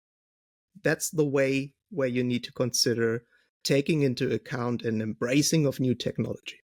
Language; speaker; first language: English; non-native, fluent; German